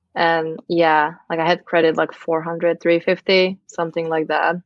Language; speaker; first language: English; non-native, fluent; Czech